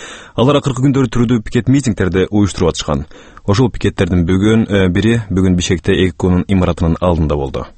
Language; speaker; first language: Kyrgyz; native; Kyrgyz